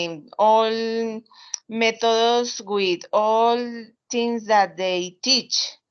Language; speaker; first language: English; non-native, learner; Spanish